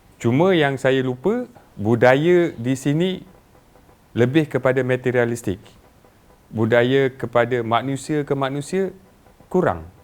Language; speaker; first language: Malay; native; Malay